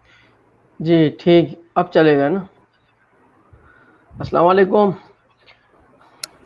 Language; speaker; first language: Hindi; non-native, fluent; Urdu